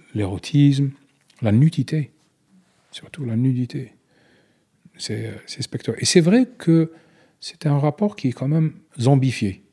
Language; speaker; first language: French; non-native, local second language; Arabic